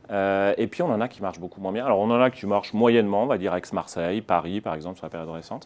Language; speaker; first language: French; native; French